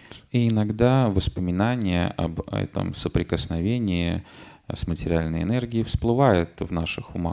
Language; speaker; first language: Russian; native; Russian